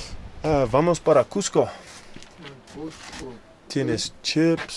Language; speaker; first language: Spanish; non-native, learner; English